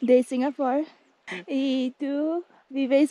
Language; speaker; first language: Spanish; non-native, learner; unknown